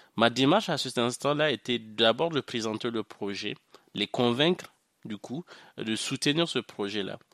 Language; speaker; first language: French; non-native, local second language; Hausa